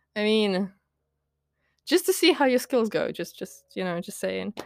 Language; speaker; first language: English; non-native, fluent; Latvian